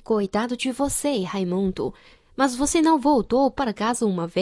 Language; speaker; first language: Portuguese; non-native, fluent; Chinese